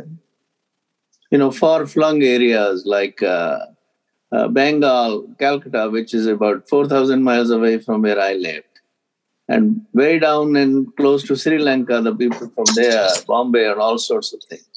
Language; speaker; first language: English; non-native, local second language; Punjabi